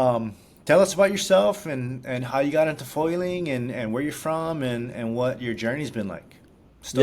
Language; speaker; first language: English; native; English